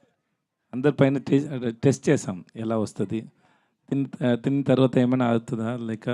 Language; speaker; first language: Telugu; non-native, learner; Tamil